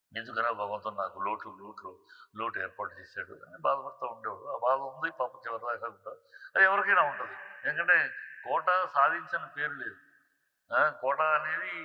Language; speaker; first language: Telugu; native; Telugu